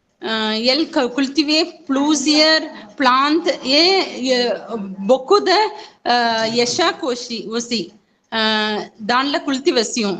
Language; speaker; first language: French; non-native, learner; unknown